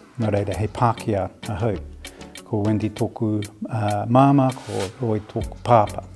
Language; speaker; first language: Māori; non-native, local second language; English